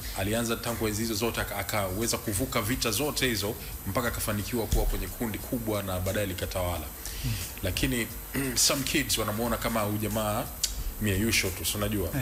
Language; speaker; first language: Swahili; native; Swahili